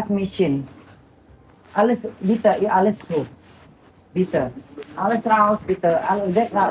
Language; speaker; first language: German; non-native, learner; Indonesian